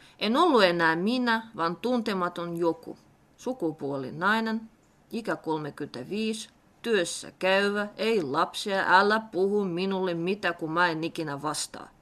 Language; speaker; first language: Finnish; non-native, fluent; Russian